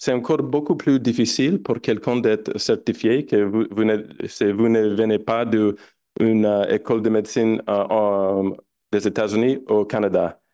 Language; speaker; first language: French; non-native, fluent; English